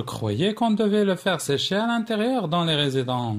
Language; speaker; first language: French; non-native, local second language; Arabic